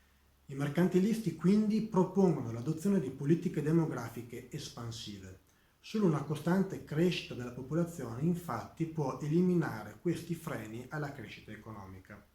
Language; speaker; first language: Italian; native; Italian